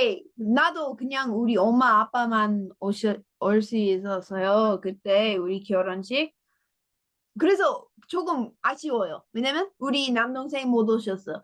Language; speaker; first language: Korean; non-native, learner; English